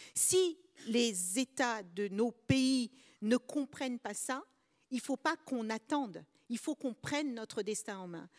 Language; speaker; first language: French; early bilingual, other home language; Kabuverdianu